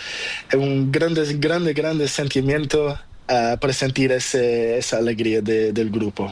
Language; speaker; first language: Spanish; non-native, learner; Portuguese